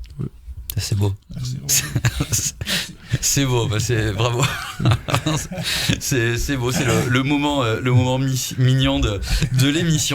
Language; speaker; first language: French; native; French